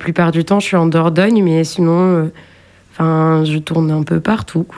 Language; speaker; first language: French; native; French